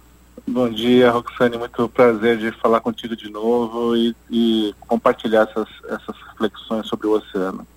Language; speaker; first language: Portuguese; native; Portuguese